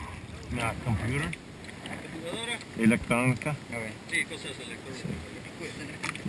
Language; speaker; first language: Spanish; non-native, learner; English